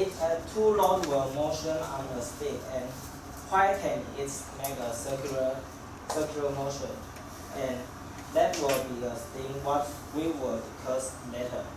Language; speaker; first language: English; non-native, learner; Chinese